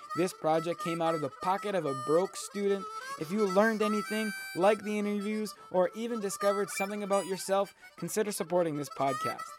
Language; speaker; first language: English; native; English